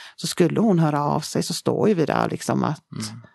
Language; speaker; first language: Swedish; native; Swedish